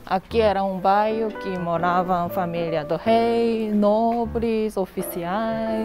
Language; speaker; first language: Portuguese; non-native, fluent; Korean